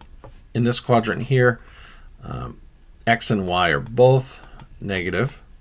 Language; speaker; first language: English; native; English